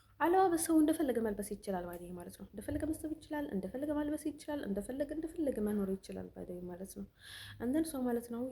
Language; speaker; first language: Amharic; native; Amharic